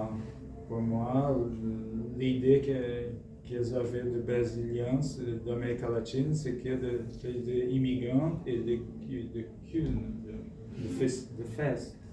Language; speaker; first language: French; non-native, fluent; Portuguese